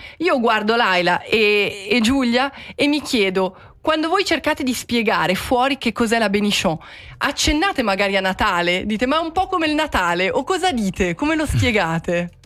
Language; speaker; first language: Italian; native; Italian